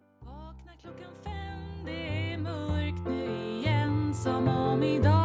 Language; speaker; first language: Swedish; non-native, fluent; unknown